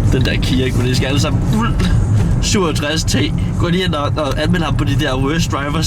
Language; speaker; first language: Danish; native; Danish